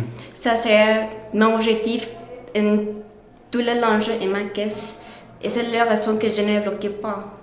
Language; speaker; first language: French; non-native, learner; Spanish